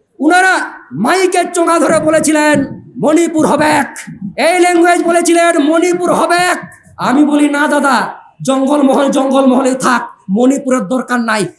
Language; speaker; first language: Bangla; non-native, local second language; Santali